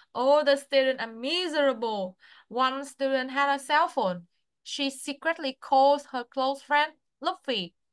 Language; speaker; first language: English; non-native, fluent; Vietnamese